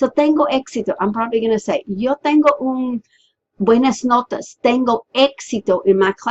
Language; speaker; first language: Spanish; non-native, fluent; English